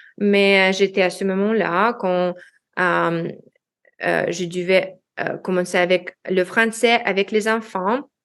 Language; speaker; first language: French; non-native, learner; Russian